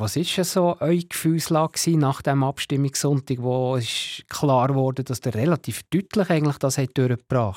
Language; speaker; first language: German; native; German